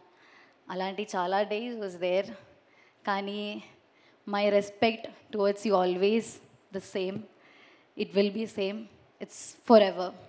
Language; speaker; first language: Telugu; non-native, learner; Malayalam